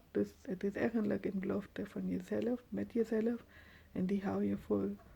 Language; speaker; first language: Dutch; non-native, fluent; Urdu